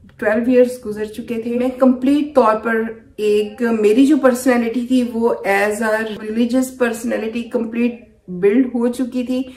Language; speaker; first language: Urdu; native; Urdu